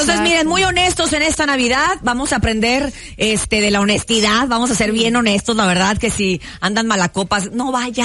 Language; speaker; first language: Spanish; native; Spanish